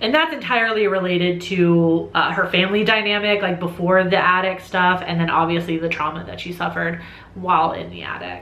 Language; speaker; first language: English; native; English